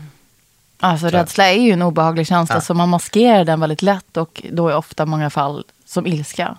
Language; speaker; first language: Swedish; native; Swedish